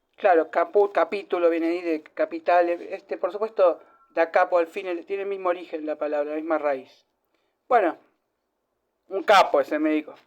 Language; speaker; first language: Spanish; native; Spanish